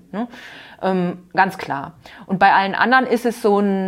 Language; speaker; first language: German; native; German